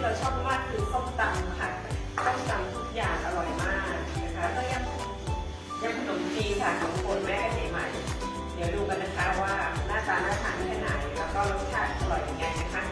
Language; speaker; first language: Thai; native; Thai